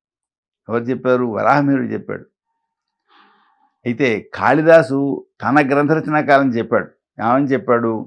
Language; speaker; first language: Telugu; native; Telugu